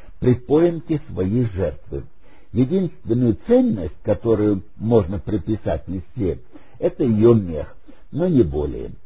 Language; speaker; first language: Russian; non-native, local second language; German